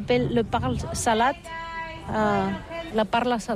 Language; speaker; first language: French; non-native, learner; Catalan